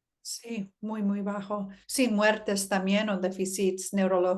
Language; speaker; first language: Spanish; early bilingual, heritage; Spanish